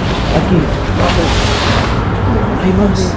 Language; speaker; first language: Spanish; non-native, learner; Filipino